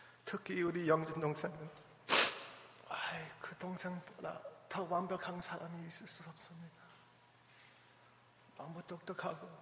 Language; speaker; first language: Korean; early bilingual, heritage; English